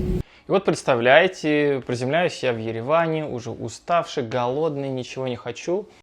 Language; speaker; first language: Russian; native; Russian